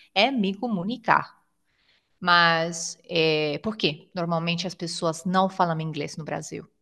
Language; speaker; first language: Portuguese; non-native, fluent; Italian